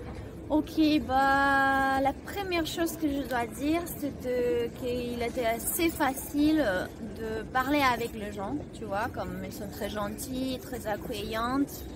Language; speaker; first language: French; non-native, fluent; Spanish